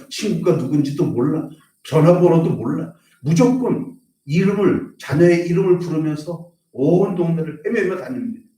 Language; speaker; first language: Korean; native; Korean